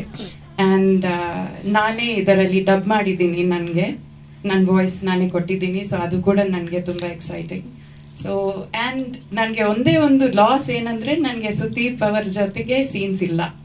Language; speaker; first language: Kannada; non-native, fluent; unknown